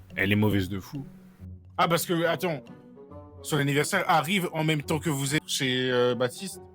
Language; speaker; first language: French; native; French